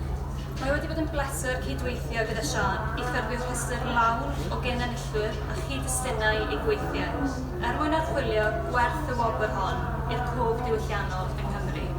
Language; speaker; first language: Welsh; native; Welsh